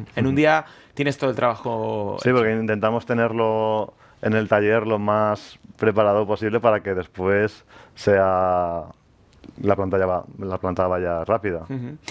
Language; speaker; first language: Spanish; native; Spanish